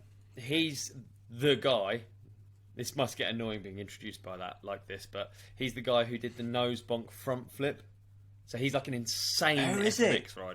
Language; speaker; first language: English; native; English